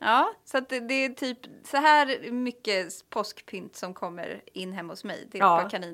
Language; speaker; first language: Swedish; native; Swedish